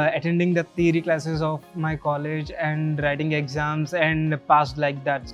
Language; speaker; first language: English; non-native, local second language; Telugu